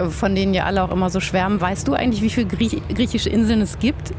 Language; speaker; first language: German; native; German